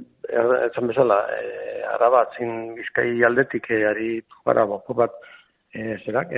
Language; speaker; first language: Basque; non-native, local second language; Spanish